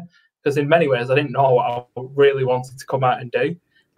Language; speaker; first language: English; native; English